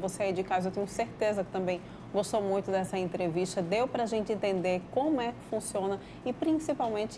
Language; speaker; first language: Portuguese; native; Portuguese